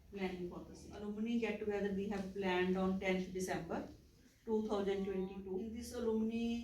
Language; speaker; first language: English; non-native, local second language; Punjabi